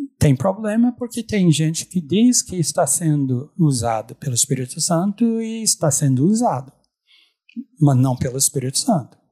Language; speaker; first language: Portuguese; non-native, fluent; English